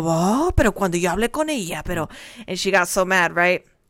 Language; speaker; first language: Spanish; early bilingual, heritage; Spanish